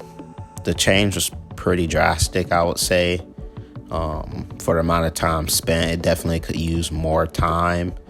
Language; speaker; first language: English; native; English